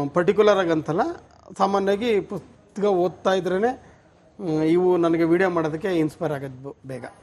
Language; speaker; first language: Kannada; native; Kannada